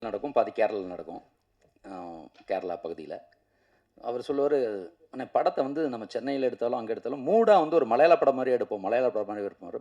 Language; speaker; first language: Tamil; native; Tamil